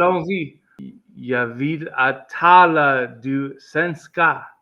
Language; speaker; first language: Swedish; non-native, learner; Hindi